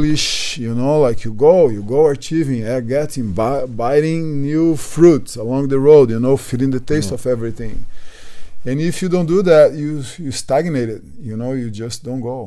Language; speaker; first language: English; non-native, fluent; Portuguese